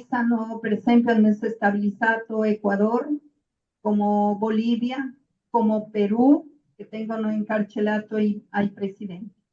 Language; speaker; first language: Italian; non-native, learner; Spanish